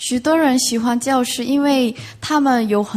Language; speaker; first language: Chinese; non-native, fluent; Korean